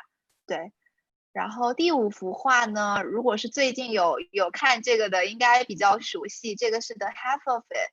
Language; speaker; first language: Chinese; native; Chinese